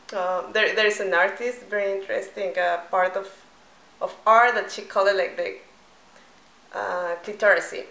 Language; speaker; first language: English; non-native, fluent; Spanish